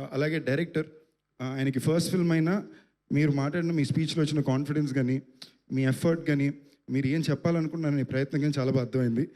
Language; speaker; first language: Telugu; native; Telugu